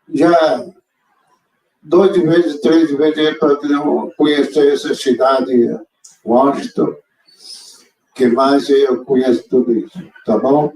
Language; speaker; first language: Portuguese; non-native, local second language; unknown